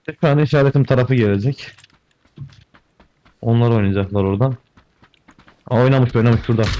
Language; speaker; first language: Turkish; native; Turkish